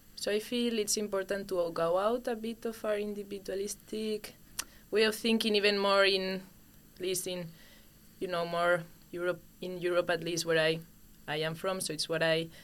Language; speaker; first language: English; non-native, fluent; Spanish